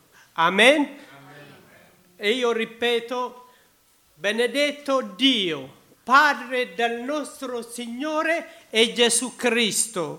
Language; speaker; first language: Italian; non-native, learner; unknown